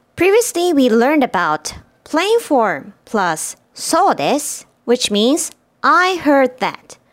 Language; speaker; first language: English; non-native, fluent; Japanese